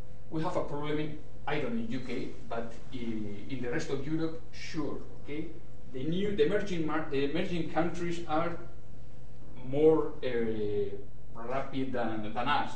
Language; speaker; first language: English; non-native, learner; Basque